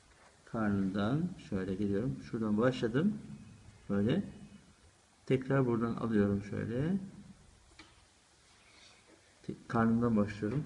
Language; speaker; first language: Turkish; native; Turkish